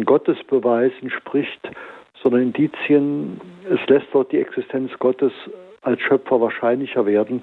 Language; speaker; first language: German; native; German